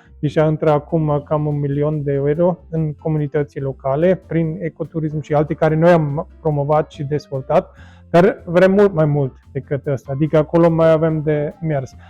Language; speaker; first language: Romanian; non-native, fluent; German